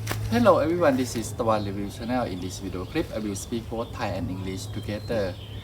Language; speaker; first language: English; non-native, learner; Thai